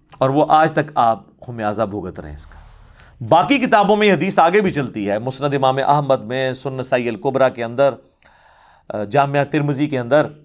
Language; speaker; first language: Urdu; non-native, local second language; Punjabi